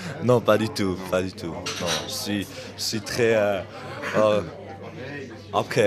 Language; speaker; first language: French; non-native, local second language; German